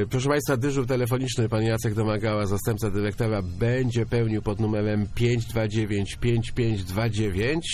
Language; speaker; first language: Polish; native; Polish